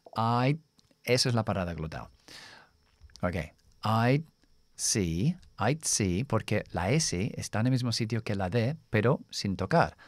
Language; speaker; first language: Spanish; non-native, fluent; English